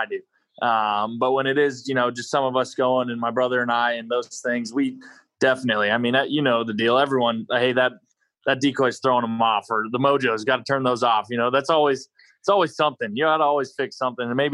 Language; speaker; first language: English; native; English